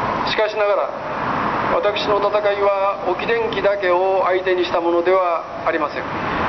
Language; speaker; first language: Japanese; native; Japanese